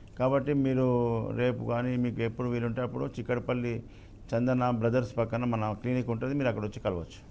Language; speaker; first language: Telugu; native; Telugu